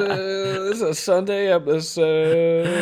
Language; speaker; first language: English; native; English